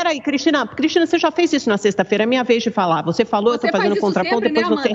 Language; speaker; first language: Portuguese; native; Portuguese